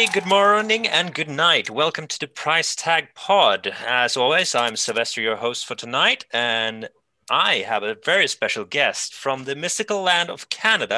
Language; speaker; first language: English; non-native, fluent; Swedish